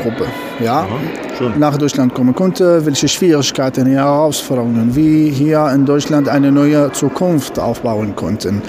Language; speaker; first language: German; non-native, fluent; Arabic